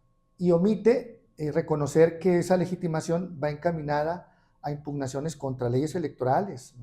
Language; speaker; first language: Spanish; native; Spanish